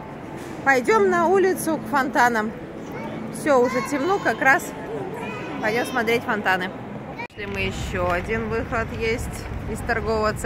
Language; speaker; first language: Russian; native; Russian